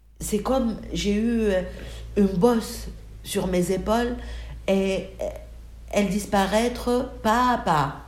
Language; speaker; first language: French; non-native, local second language; Arabic